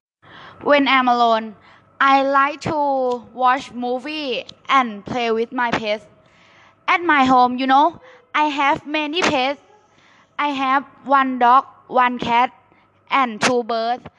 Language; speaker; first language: English; non-native, learner; Thai